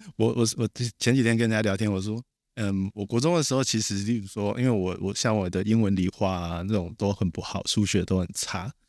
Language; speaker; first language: Chinese; native; Chinese